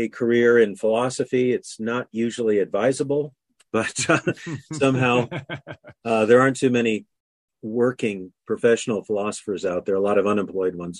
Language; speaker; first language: English; native; English